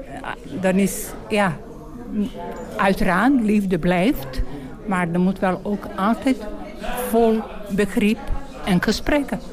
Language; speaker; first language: Dutch; non-native, learner; Bosnian